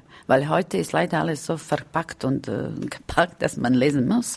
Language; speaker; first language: German; non-native, fluent; Romany